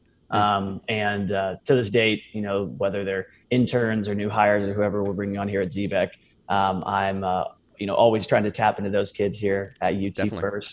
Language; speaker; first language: English; native; English